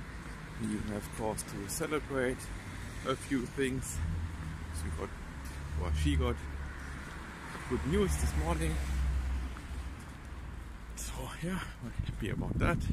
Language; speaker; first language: English; non-native, fluent; German